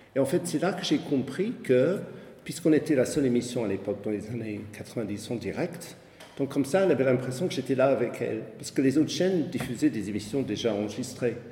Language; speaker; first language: French; non-native, fluent; English